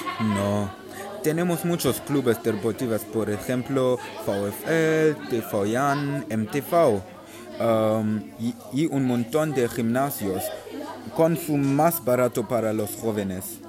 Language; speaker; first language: Spanish; non-native, learner; German